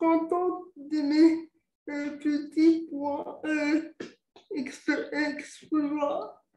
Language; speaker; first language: French; non-native, local second language; Arabic